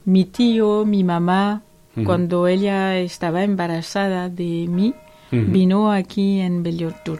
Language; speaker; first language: Spanish; non-native, learner; French